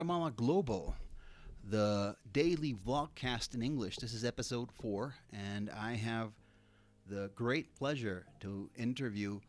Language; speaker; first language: English; non-native, fluent; Spanish